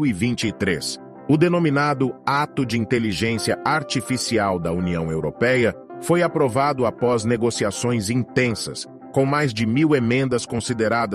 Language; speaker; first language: Portuguese; native; Portuguese